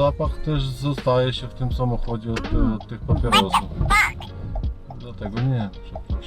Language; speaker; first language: Polish; non-native, learner; Ukrainian